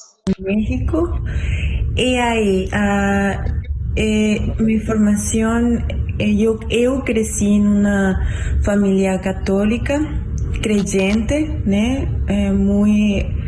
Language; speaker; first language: Portuguese; non-native, learner; Spanish